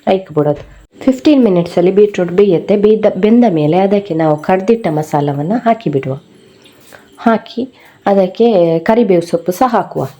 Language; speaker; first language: Kannada; non-native, local second language; Tulu